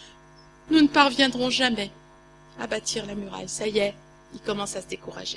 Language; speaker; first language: French; native; French